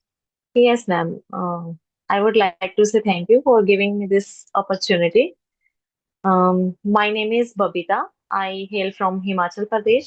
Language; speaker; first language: English; non-native, learner; Hindi